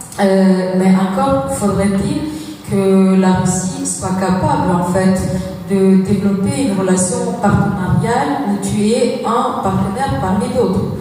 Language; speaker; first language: French; non-native, fluent; Ukrainian